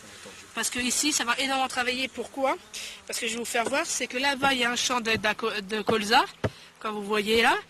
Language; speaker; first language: French; native; French